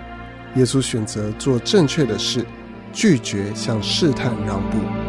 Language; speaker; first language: Chinese; native; Chinese